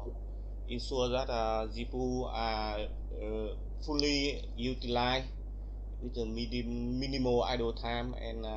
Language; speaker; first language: English; non-native, learner; Vietnamese